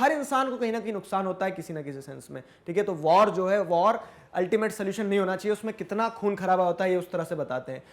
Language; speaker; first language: Hindi; native; Hindi